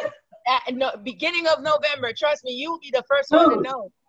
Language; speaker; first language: English; non-native, fluent; Haitian Creole